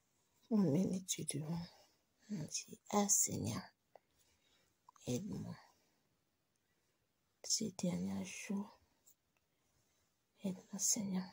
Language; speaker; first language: French; non-native, local second language; Lingala